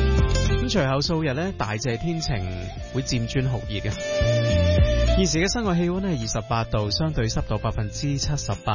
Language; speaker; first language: Chinese; non-native, local second language; Cantonese